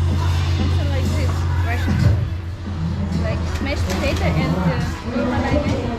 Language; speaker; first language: English; non-native, fluent; Russian